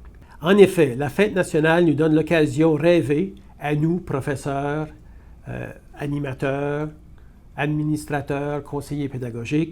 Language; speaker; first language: French; native; French